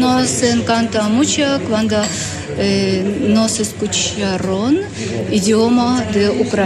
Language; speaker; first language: Spanish; non-native, learner; Ukrainian